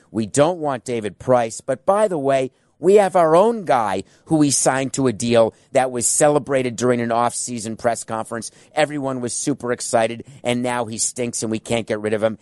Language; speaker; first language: English; native; English